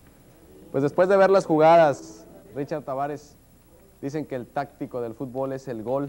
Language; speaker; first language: Spanish; native; Spanish